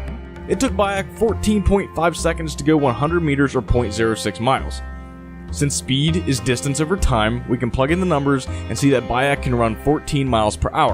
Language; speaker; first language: English; native; English